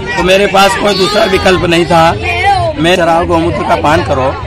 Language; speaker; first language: Hindi; native; Hindi